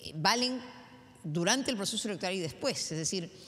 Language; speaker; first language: Spanish; native; Spanish